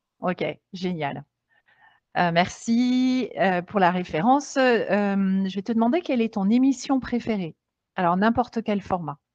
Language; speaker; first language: French; native; French